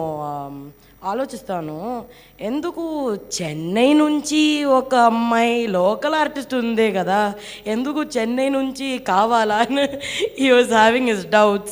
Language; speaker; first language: Telugu; non-native, local second language; Tamil